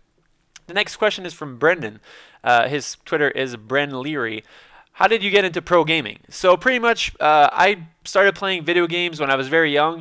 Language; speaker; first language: English; native; English